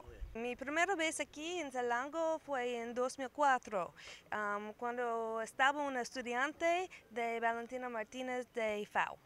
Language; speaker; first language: Spanish; non-native, learner; English